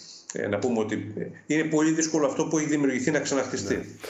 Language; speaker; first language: Greek; native; Greek